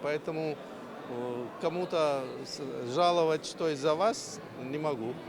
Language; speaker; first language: Russian; non-native, fluent; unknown